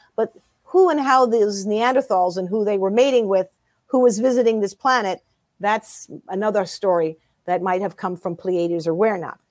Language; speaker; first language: English; early bilingual, other home language; German